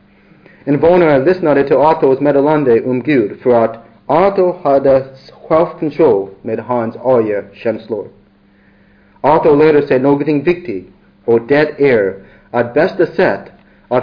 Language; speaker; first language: Swedish; non-native, learner; English